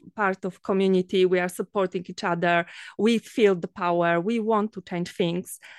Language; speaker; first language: English; non-native, fluent; Polish